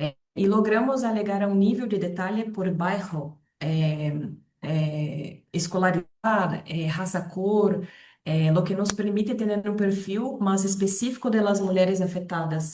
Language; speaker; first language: Spanish; non-native, fluent; Portuguese